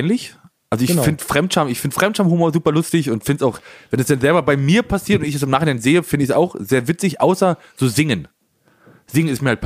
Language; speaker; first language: German; native; German